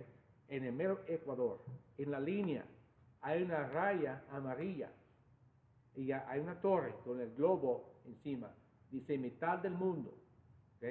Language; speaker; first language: Spanish; non-native, fluent; English